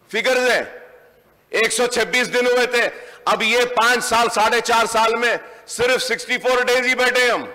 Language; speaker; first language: Hindi; non-native, local second language; Urdu